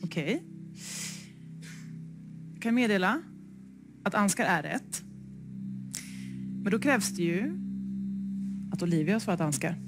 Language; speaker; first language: Swedish; native; Swedish